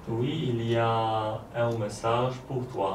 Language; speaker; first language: French; non-native, learner; Polish